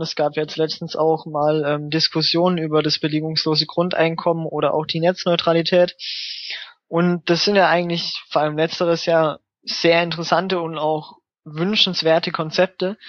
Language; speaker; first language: German; native; German